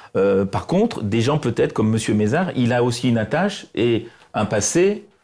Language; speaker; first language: French; native; French